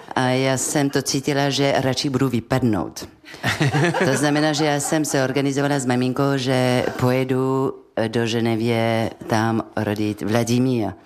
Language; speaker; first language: Czech; non-native, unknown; French